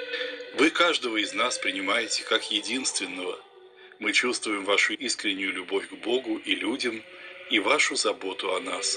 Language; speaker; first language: Russian; native; Russian